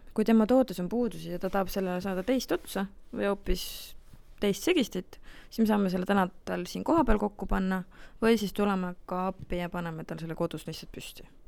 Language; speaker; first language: Estonian; native; Estonian